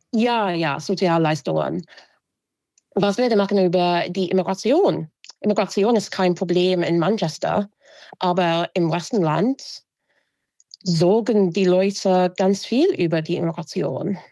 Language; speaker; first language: German; non-native, fluent; English